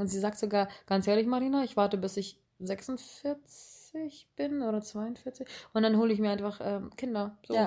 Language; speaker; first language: German; native; German